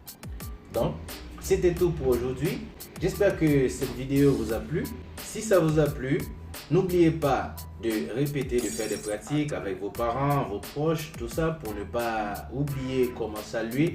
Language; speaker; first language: French; non-native, local second language; Haitian Creole